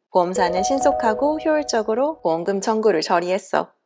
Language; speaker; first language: Korean; native; Korean